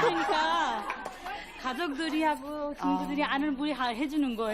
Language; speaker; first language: Korean; non-native, learner; Nepali